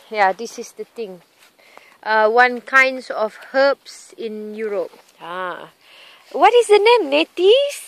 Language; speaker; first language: English; non-native, local second language; Malay